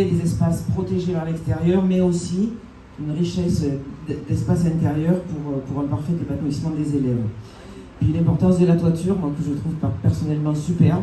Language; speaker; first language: French; native; French